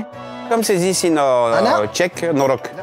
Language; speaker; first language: Romanian; non-native, learner; French